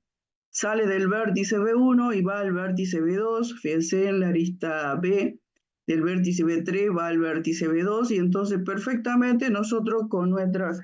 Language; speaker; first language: Spanish; native; Spanish